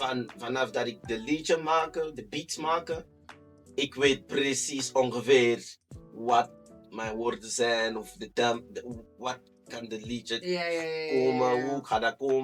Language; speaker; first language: Dutch; non-native, fluent; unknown